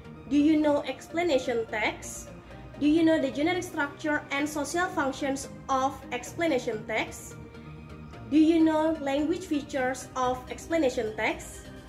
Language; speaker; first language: English; non-native, fluent; Indonesian